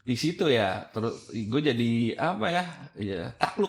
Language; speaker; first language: Indonesian; native; Indonesian